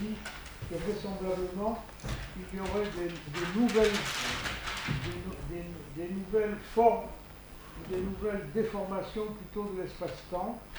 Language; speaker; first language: French; native; French